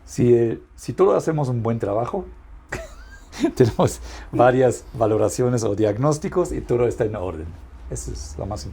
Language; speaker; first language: Spanish; non-native, fluent; German